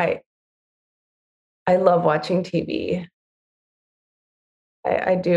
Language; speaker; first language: English; native; English